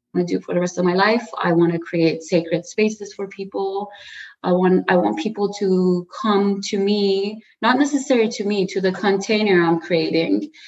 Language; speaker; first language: English; early bilingual, other home language; Persian